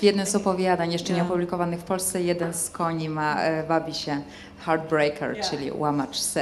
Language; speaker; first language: Polish; native; Polish